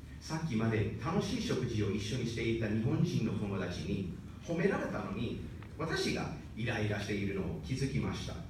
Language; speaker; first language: Japanese; non-native, fluent; English